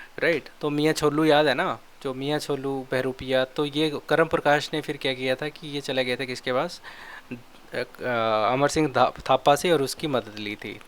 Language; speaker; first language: Hindi; non-native, local second language; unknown